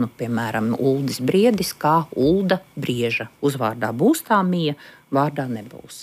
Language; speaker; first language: Latvian; native; Latvian